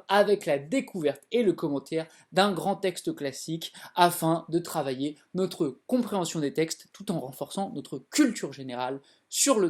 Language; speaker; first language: French; native; French